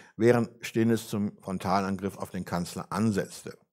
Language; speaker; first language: German; native; German